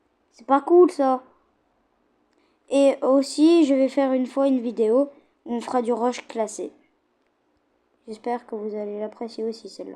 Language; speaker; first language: French; native; French